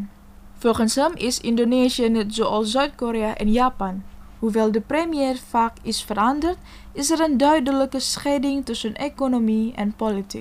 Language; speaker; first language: Dutch; non-native, fluent; Indonesian